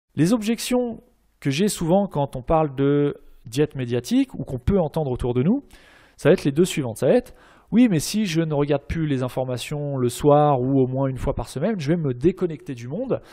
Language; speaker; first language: French; native; French